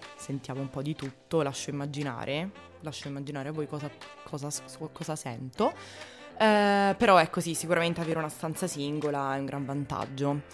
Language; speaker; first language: Italian; native; Italian